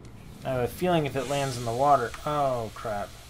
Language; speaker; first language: English; native; English